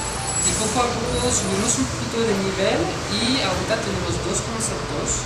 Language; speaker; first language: Spanish; non-native, fluent; French